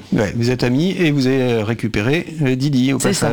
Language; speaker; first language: French; native; French